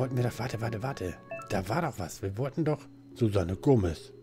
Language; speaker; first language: German; native; German